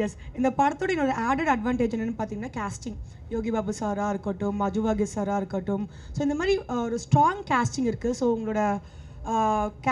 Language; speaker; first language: Tamil; native; Tamil